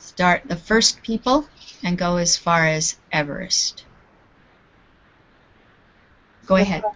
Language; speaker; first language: English; non-native, fluent; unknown